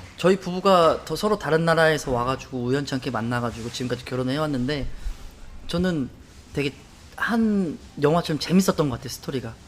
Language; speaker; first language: Korean; native; Korean